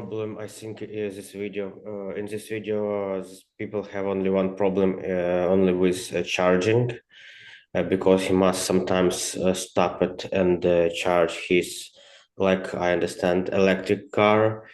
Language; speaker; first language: English; non-native, learner; Ukrainian